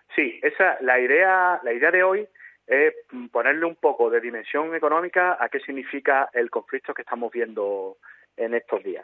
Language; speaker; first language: Spanish; native; Spanish